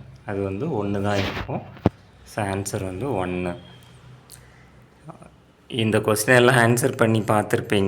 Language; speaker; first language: Tamil; native; Tamil